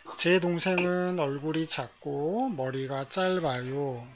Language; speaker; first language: Korean; native; Korean